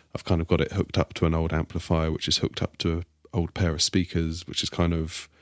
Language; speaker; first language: English; native; English